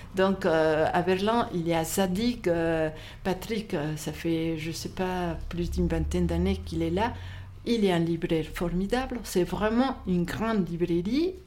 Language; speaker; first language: French; non-native, fluent; Spanish